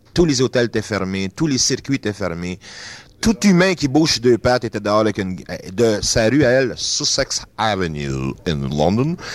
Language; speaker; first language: French; native; French